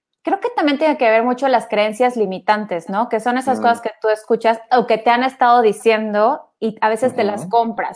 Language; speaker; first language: Spanish; native; Spanish